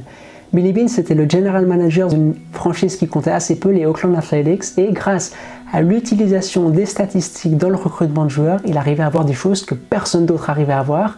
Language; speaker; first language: French; native; French